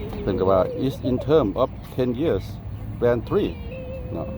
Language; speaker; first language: English; non-native, learner; Lao